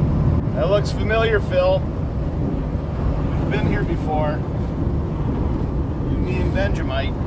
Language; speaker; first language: English; native; English